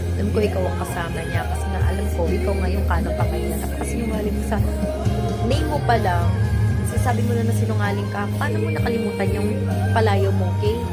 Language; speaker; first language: Filipino; native; Filipino